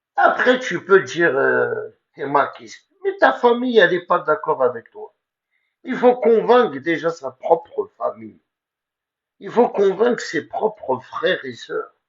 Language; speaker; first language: French; non-native, local second language; Kabyle